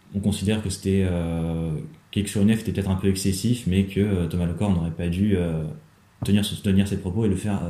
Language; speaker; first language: French; native; French